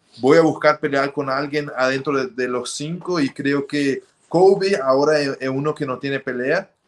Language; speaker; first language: Spanish; early bilingual, heritage; Spanish